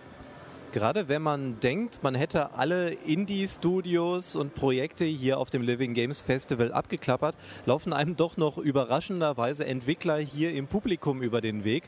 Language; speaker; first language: German; native; German